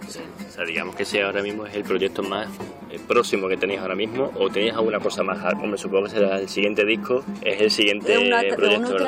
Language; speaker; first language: Spanish; native; Spanish